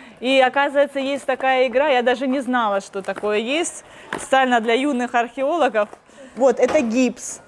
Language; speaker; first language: Russian; native; Russian